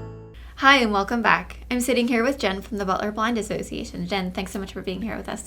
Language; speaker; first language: English; native; English